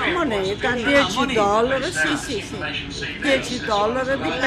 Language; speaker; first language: Italian; native; Italian